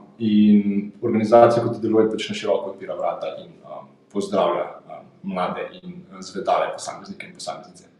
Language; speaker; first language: Slovenian; native; Slovenian